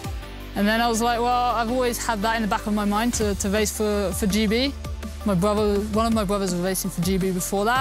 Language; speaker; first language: English; early bilingual, heritage; English